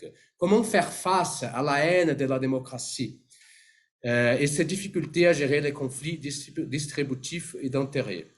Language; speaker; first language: French; non-native, fluent; Portuguese